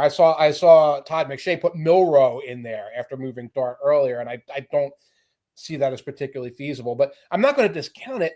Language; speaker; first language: English; native; English